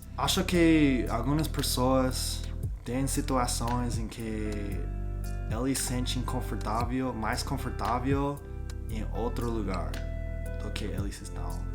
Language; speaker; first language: Portuguese; non-native, learner; English